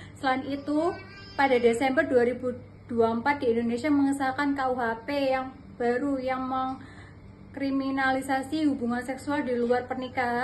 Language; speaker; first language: Indonesian; native; Indonesian